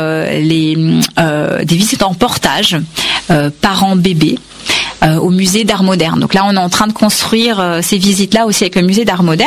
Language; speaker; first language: French; non-native, fluent; Kannada